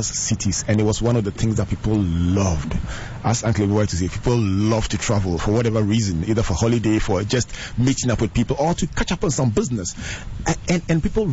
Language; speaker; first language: English; non-native, local second language; Akan